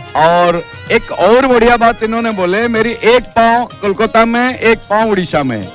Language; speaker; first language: Hindi; non-native, local second language; Odia